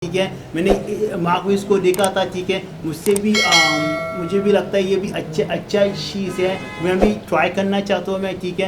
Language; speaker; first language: Hindi; non-native, learner; Arabic